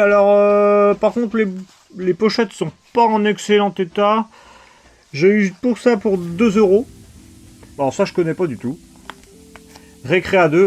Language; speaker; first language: French; native; French